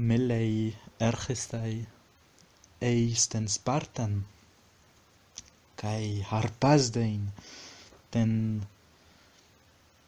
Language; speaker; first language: Greek; non-native, fluent; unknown